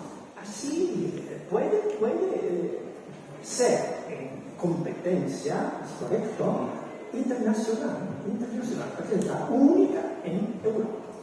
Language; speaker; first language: Spanish; non-native, learner; Italian